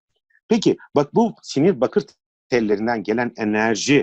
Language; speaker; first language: Turkish; native; Turkish